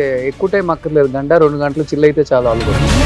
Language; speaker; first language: Telugu; native; Telugu